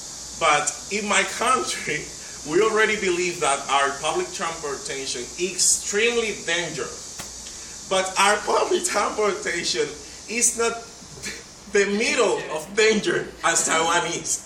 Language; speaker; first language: English; non-native, fluent; Spanish